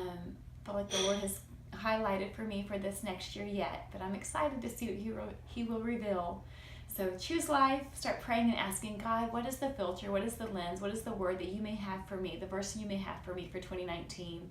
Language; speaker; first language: English; native; English